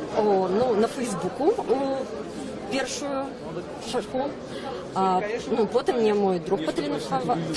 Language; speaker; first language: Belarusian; non-native, local second language; Russian